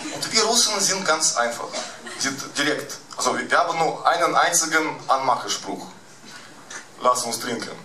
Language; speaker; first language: German; early bilingual, other home language; Russian